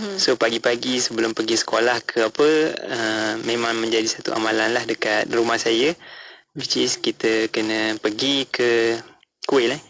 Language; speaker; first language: Malay; non-native, local second language; Tamil